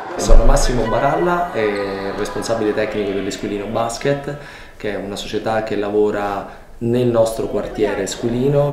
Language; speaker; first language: Italian; native; Italian